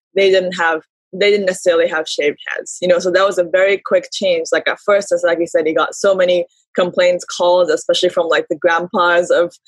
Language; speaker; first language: English; early bilingual, heritage; Japanese